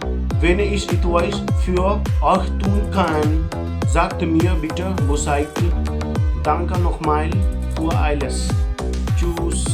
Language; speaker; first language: German; non-native, learner; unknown